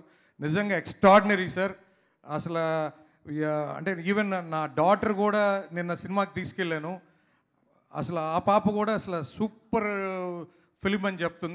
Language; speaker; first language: Telugu; native; Telugu